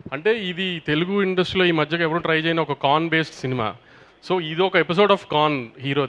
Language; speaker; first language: Telugu; native; Telugu